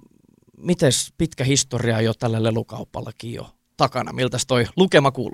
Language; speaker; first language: Finnish; native; Finnish